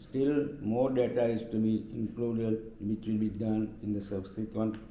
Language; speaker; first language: English; non-native, local second language; Gujarati